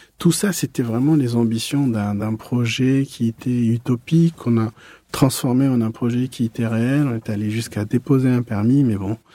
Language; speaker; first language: French; non-native, local second language; Arabic